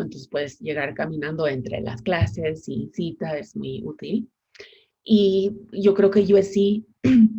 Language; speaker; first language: Spanish; non-native, fluent; English